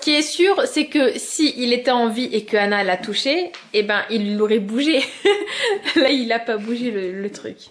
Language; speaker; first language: French; native; French